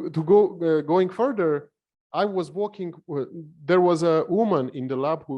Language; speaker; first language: English; non-native, fluent; Armenian